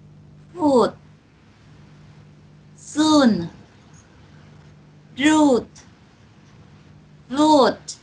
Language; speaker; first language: English; non-native, learner; Vietnamese